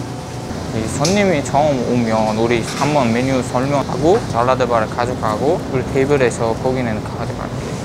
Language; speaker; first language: Korean; non-native, fluent; Portuguese